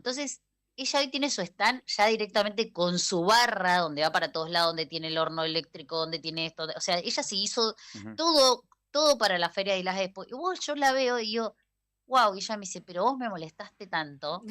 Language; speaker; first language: Spanish; native; Spanish